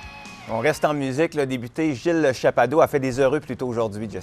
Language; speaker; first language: French; native; French